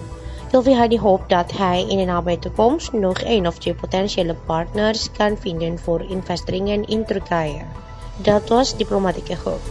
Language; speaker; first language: Dutch; non-native, fluent; Indonesian